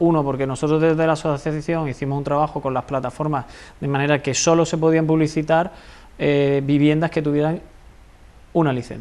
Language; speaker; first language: Spanish; native; Spanish